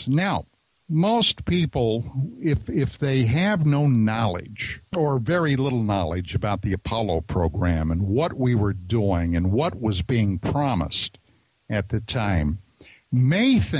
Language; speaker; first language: English; native; English